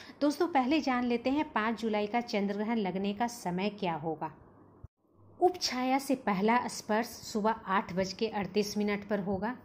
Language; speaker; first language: Hindi; native; Hindi